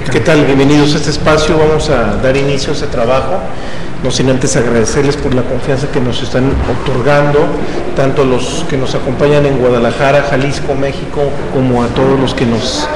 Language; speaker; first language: Spanish; native; Spanish